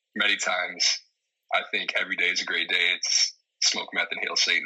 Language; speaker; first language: English; native; English